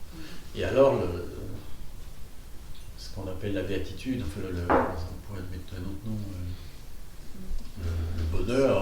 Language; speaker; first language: French; native; French